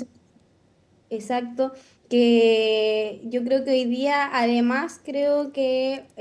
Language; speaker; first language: Spanish; native; Spanish